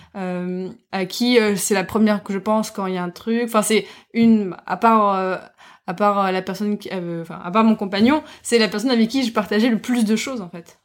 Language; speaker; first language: French; early bilingual, heritage; French